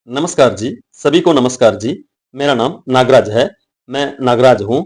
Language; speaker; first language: Hindi; non-native, local second language; Tamil